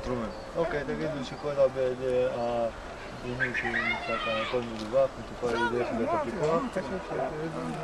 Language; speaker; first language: Hebrew; native; Hebrew